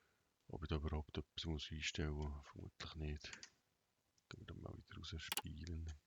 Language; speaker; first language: German; native; German